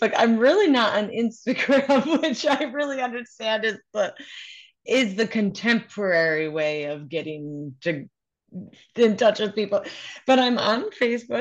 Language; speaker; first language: English; native; English